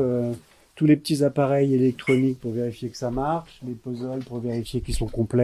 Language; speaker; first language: French; native; French